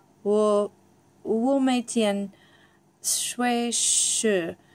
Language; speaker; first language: Chinese; non-native, learner; English